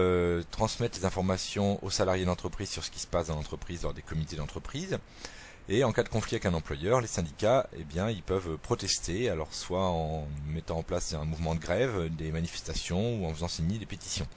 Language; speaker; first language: French; native; French